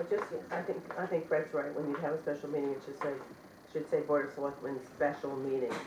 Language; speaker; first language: English; native; English